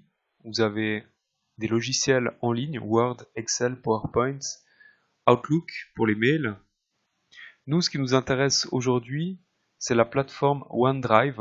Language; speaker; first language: French; native; French